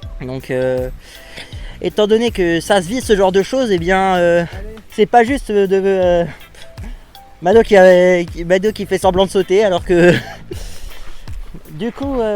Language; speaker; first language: French; native; French